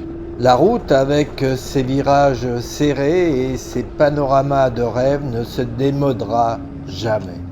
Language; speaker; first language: French; native; French